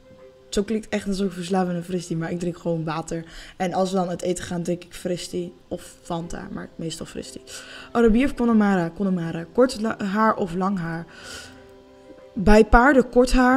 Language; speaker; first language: Dutch; native; Dutch